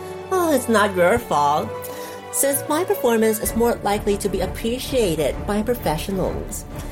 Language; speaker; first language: English; non-native, fluent; Chinese